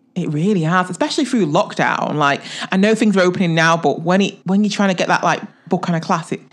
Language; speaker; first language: English; native; English